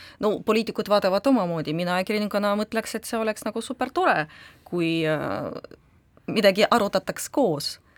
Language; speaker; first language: Estonian; non-native, local second language; Russian